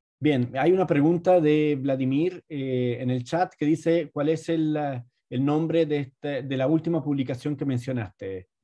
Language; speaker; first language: Spanish; native; Spanish